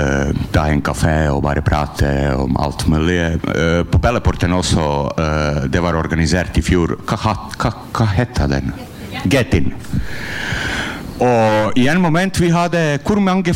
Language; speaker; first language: Norwegian; non-native, learner; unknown